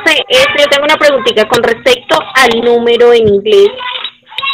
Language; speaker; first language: Spanish; native; Spanish